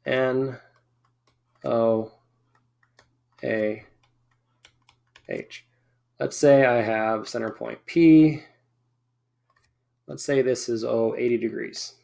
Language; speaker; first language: English; native; English